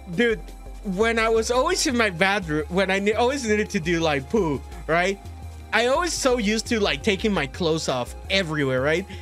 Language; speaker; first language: English; early bilingual, other home language; Spanish